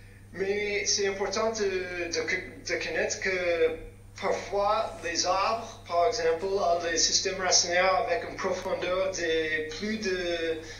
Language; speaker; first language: French; non-native, fluent; English